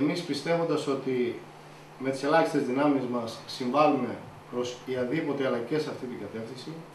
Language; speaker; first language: Greek; native; Greek